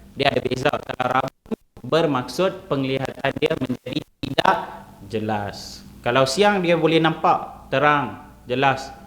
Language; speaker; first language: Malay; non-native, local second language; Tamil